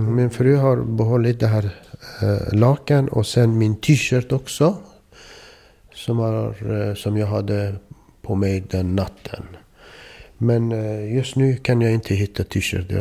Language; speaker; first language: Swedish; non-native, fluent; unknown